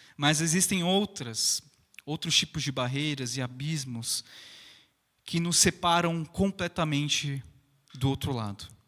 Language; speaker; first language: Portuguese; early bilingual, other home language; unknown